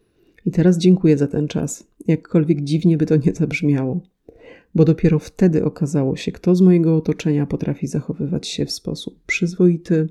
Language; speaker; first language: Polish; native; Polish